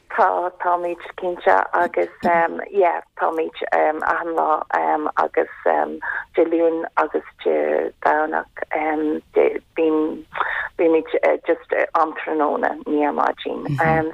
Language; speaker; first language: Irish; non-native, local second language; English